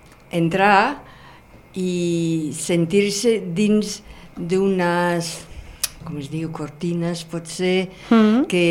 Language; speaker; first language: Catalan; non-native, fluent; German